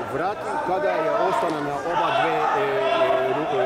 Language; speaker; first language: Russian; non-native, learner; Serbian